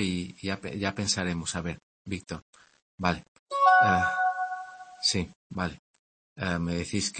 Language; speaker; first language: Spanish; native; Spanish